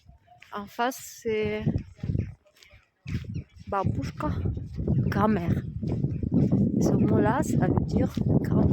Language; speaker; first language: French; non-native, fluent; Russian